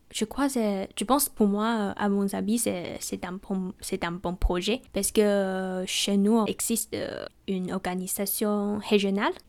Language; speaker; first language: French; non-native, learner; Chinese